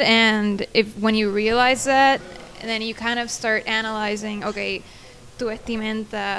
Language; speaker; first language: English; non-native, local second language; Spanish